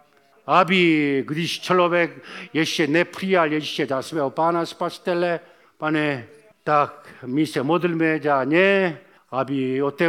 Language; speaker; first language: Czech; non-native, fluent; Korean